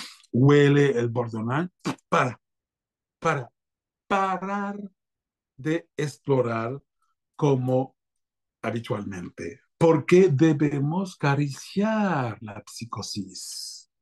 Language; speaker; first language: Spanish; non-native, fluent; French